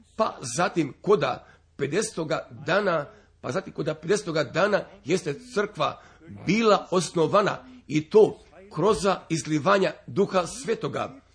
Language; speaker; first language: Serbian; early bilingual, heritage; Serbian